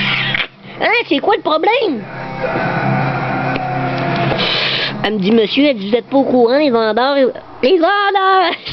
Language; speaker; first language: French; native; French